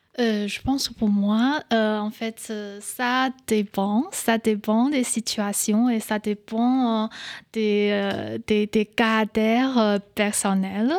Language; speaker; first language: French; non-native, fluent; Chinese